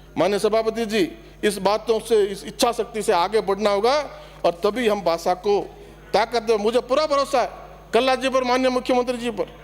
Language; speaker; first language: Hindi; non-native, local second language; Marwari